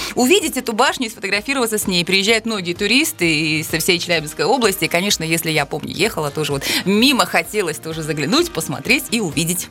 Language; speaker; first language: Russian; native; Russian